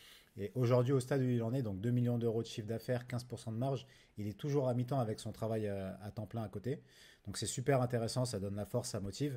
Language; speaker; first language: French; native; French